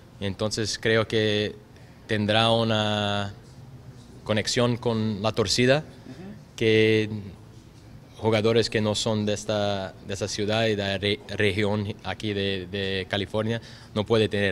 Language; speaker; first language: Spanish; non-native, learner; Portuguese